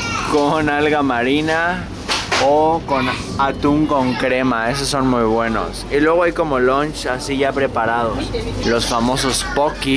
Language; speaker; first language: Spanish; native; Spanish